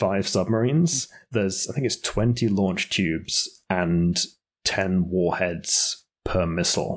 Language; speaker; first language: English; native; English